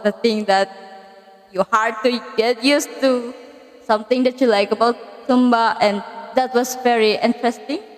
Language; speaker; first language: English; non-native, learner; Indonesian